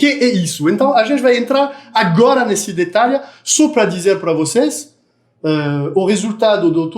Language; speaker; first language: Portuguese; non-native, fluent; French